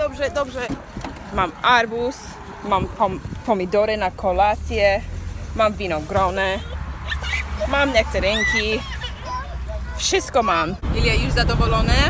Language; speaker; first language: Polish; non-native, fluent; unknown